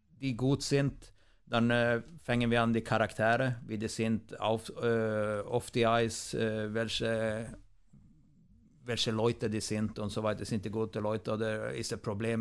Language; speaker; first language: German; non-native, fluent; Swedish